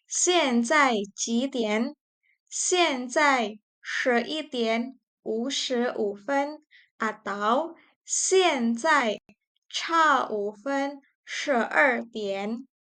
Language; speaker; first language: Chinese; non-native, fluent; Indonesian